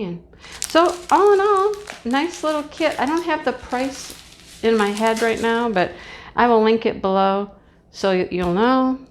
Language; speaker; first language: English; native; English